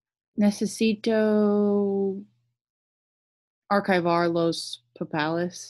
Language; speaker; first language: Spanish; non-native, learner; English